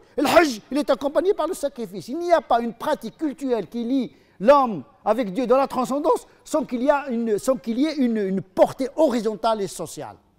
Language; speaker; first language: French; non-native, fluent; Arabic